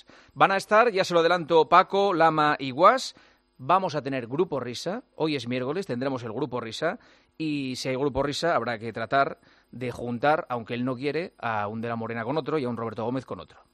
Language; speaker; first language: Spanish; native; Spanish